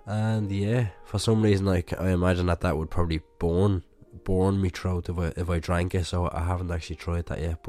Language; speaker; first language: English; native; English